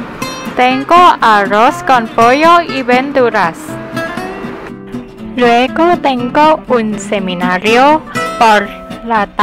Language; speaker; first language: Spanish; non-native, learner; Thai